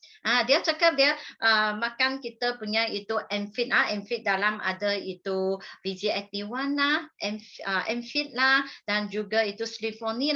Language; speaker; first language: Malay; non-native, local second language; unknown